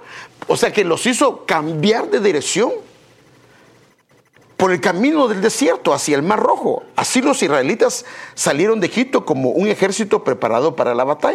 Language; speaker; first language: Spanish; native; Spanish